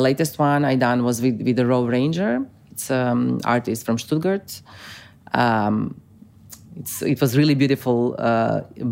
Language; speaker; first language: English; non-native, fluent; Croatian